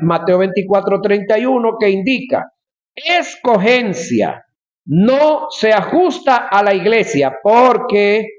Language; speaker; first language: Spanish; native; Spanish